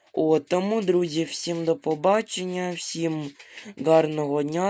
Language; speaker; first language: Ukrainian; non-native, local second language; Russian